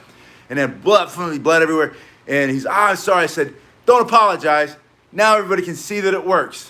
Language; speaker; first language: English; native; English